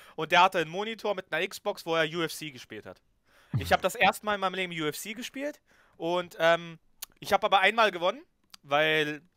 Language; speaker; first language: German; early bilingual, other home language; Ukrainian